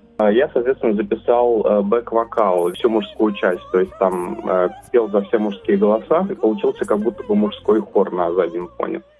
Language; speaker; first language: Russian; native; Russian